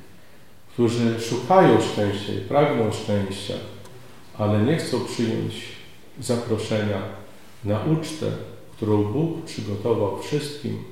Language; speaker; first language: Polish; native; Polish